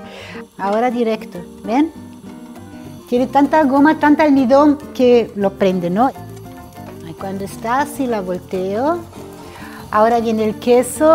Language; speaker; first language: Spanish; non-native, fluent; Portuguese